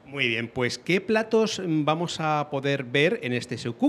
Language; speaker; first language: Spanish; native; Spanish